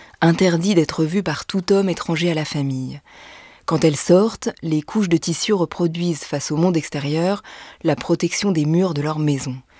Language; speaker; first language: French; native; French